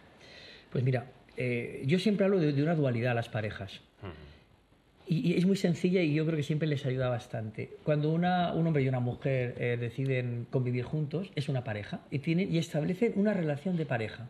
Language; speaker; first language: Spanish; native; Spanish